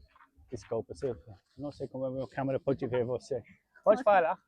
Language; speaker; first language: Portuguese; non-native, learner; English